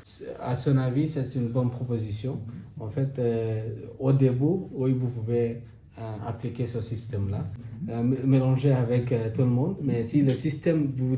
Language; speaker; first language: French; non-native, learner; Bangla